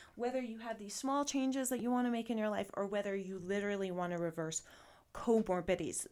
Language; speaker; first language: English; native; English